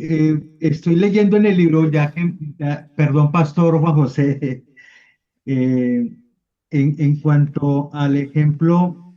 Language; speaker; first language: Spanish; native; Spanish